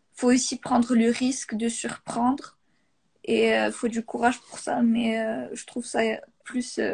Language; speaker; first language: French; non-native, local second language; Arabic